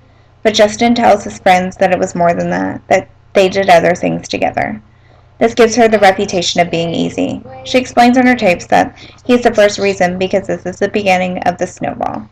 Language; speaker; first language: English; native; English